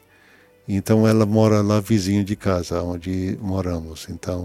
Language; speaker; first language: Portuguese; early bilingual, other home language; English